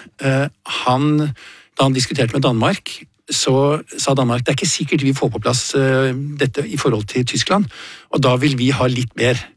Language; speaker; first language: Norwegian; native; Norwegian